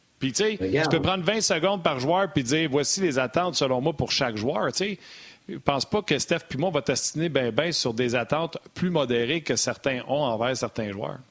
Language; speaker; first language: French; native; French